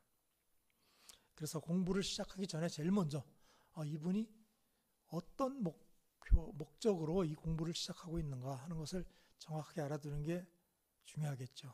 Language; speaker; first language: Korean; native; Korean